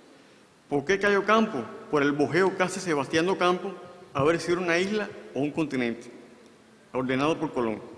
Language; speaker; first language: Spanish; native; Spanish